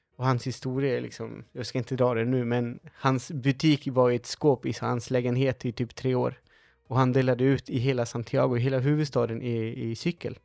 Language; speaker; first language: Swedish; non-native, fluent; Spanish